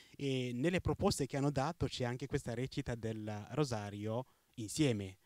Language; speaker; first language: Italian; non-native, fluent; Rundi